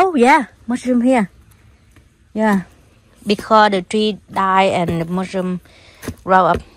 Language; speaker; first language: English; non-native, learner; Vietnamese